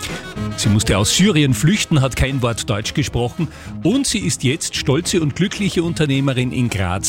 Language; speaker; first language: German; native; German